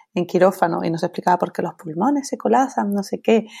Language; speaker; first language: Spanish; native; Spanish